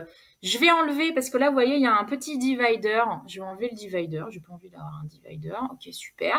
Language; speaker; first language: French; native; French